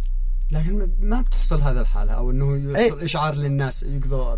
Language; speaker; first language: Arabic; native; Arabic